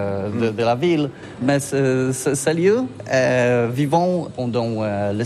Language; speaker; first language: French; non-native, learner; Polish